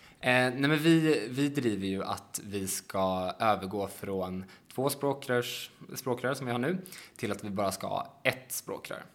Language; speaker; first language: Swedish; native; Swedish